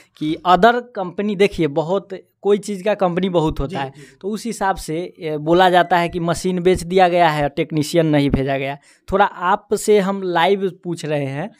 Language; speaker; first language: Hindi; native; Hindi